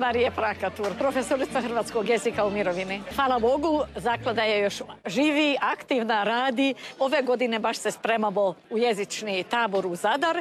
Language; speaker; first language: Croatian; early bilingual, heritage; Croatian